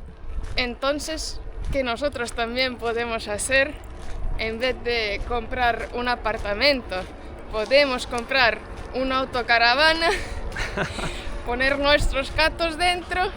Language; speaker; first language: Spanish; non-native, fluent; Estonian